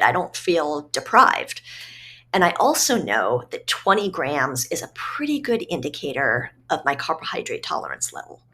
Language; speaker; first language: English; native; English